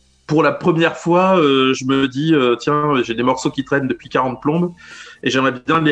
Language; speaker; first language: French; native; French